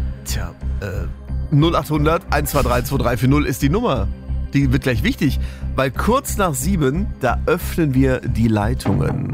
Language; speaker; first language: German; native; German